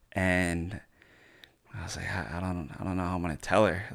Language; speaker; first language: English; native; English